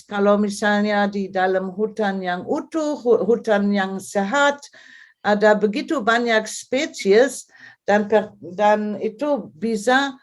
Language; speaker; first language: Indonesian; non-native, fluent; German